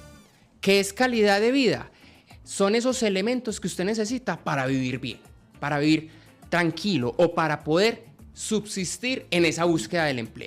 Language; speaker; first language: Spanish; native; Spanish